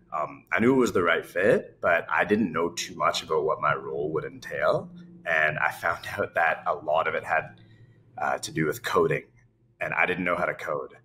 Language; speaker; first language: English; native; English